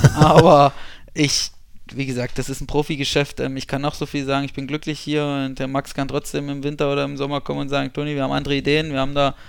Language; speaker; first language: German; native; German